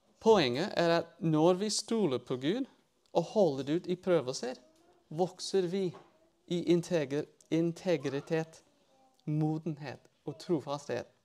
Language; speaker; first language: Norwegian; non-native, fluent; English